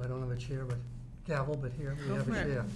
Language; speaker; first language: English; native; English